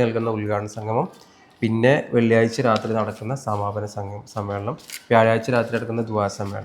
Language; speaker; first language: Malayalam; native; Malayalam